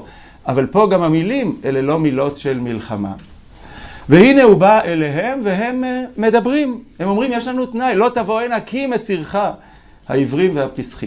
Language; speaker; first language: Hebrew; native; Hebrew